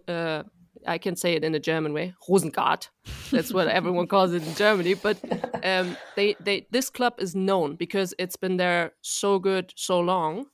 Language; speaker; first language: English; non-native, fluent; German